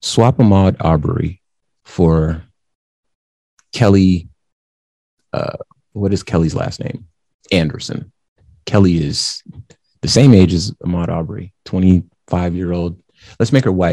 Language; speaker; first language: English; native; English